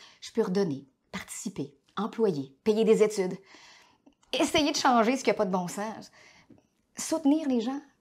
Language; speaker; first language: French; native; French